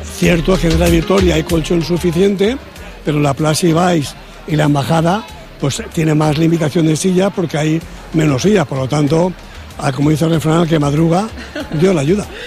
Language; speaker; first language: Spanish; native; Spanish